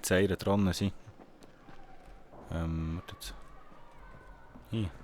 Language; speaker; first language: German; native; German